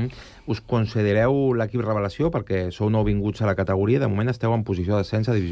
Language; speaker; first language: Catalan; native; Catalan